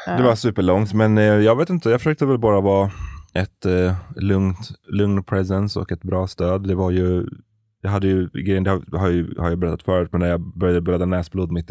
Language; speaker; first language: Swedish; native; Swedish